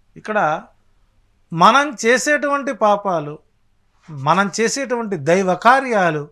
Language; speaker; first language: Telugu; native; Telugu